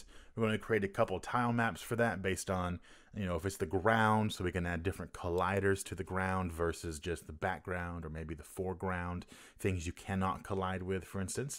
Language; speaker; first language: English; native; English